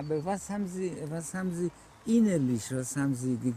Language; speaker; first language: German; non-native, learner; Polish